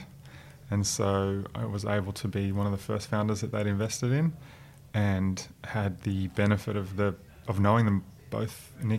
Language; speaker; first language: English; native; English